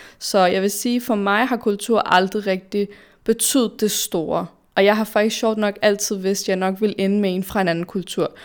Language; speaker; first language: Danish; early bilingual, other home language; Arabic